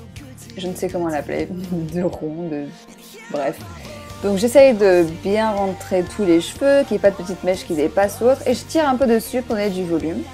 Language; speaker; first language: French; native; French